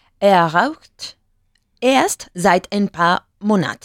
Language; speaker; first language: German; non-native, learner; Spanish